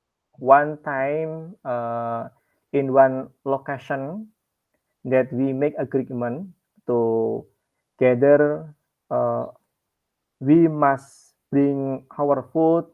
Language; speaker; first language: English; non-native, learner; Indonesian